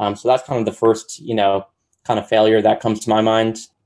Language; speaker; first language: English; native; English